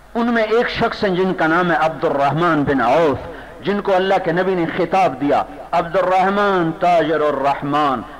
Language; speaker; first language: Urdu; non-native, local second language; Punjabi